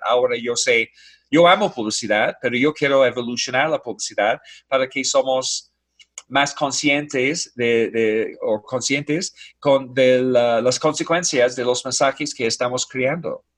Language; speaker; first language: Spanish; non-native, fluent; English